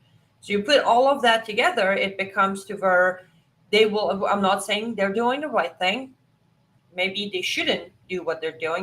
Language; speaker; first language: English; non-native, fluent; Persian